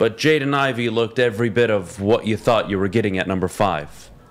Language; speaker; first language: English; native; English